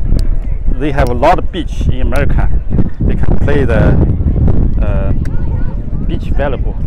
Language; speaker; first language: English; non-native, learner; Chinese